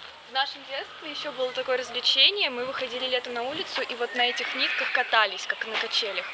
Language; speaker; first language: Russian; native; Russian